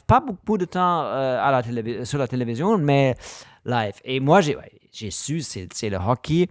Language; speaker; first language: French; non-native, learner; German